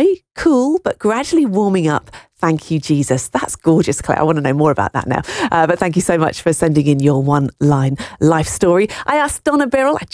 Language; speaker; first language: English; native; English